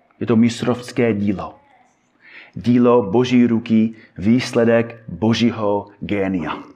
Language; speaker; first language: Czech; non-native, fluent; English